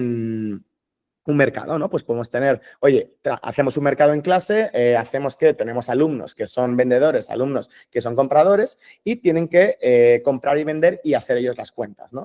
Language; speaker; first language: Spanish; native; Spanish